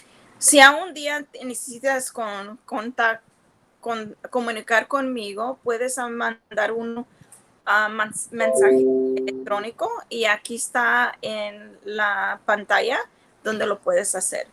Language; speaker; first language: Spanish; early bilingual, heritage; Spanish